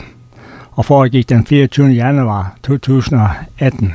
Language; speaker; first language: Danish; native; Danish